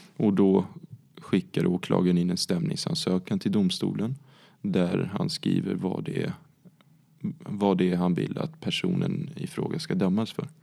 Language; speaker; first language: Swedish; early bilingual, other home language; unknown